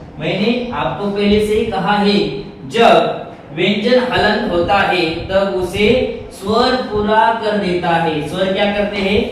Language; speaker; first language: Hindi; non-native, local second language; Marathi